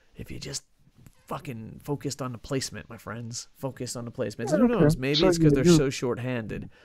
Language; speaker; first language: English; native; English